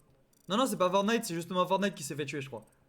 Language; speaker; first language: French; native; French